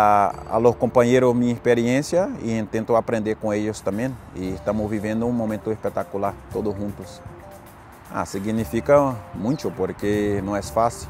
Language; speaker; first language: Spanish; non-native, fluent; Portuguese